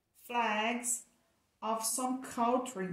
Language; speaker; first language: English; non-native, fluent; Portuguese